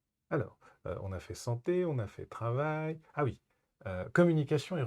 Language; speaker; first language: French; native; French